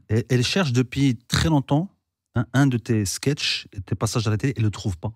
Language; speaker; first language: French; non-native, local second language; Arabic